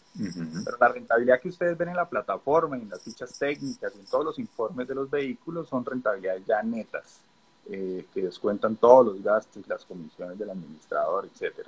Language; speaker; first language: Spanish; native; Spanish